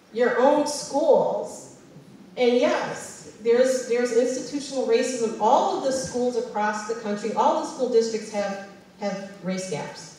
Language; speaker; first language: English; native; English